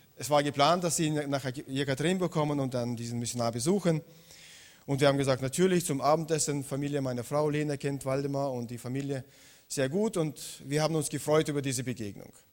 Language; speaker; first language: German; non-native, fluent; Russian